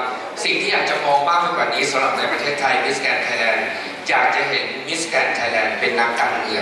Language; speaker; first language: Thai; native; Thai